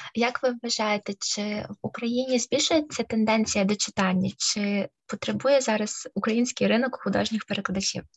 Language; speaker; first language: Ukrainian; native; Ukrainian